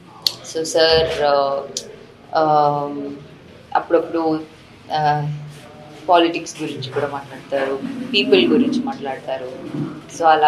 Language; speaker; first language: Telugu; non-native, fluent; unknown